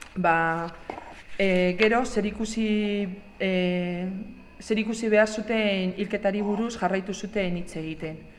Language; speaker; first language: Basque; non-native, local second language; Spanish